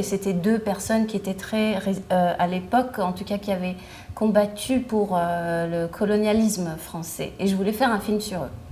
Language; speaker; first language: French; non-native, local second language; Arabic